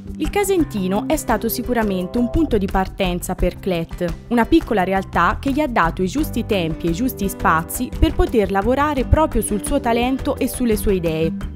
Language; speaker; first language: Italian; native; Italian